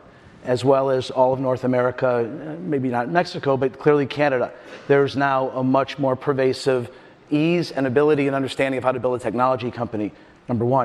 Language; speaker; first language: English; native; English